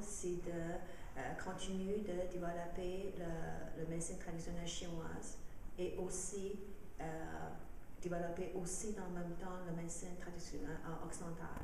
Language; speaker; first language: French; non-native, fluent; Chinese